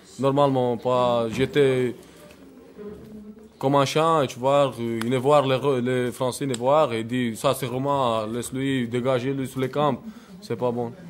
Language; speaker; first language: French; non-native, learner; Romany